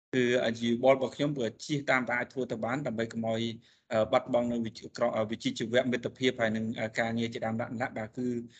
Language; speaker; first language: Khmer; native; Khmer